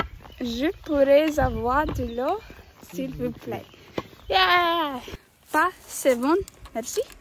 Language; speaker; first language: French; non-native, learner; English